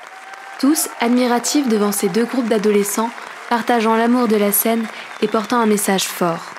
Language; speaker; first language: French; native; French